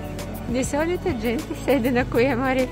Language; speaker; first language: Italian; non-native, learner; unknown